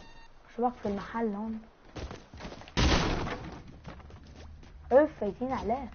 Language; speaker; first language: Arabic; native; Arabic